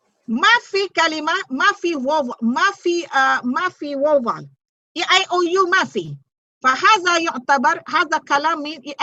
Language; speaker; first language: Arabic; non-native, fluent; Malay